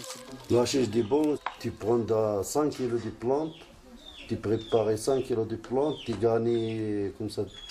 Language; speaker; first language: French; non-native, learner; Arabic